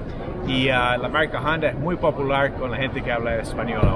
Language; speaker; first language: Spanish; non-native, fluent; English